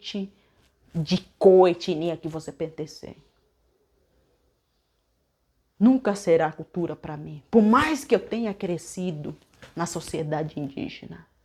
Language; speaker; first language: Portuguese; non-native, local second language; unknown